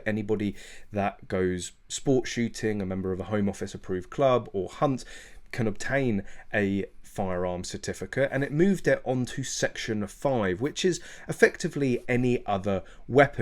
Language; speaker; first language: English; native; English